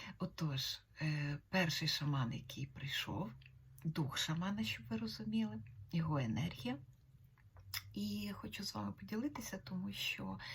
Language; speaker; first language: Ukrainian; native; Ukrainian